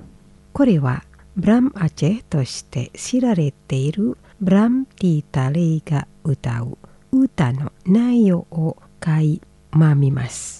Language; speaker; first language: Japanese; non-native, fluent; Indonesian